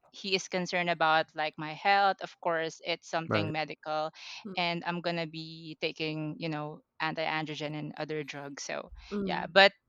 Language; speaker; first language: English; non-native, local second language; Pampanga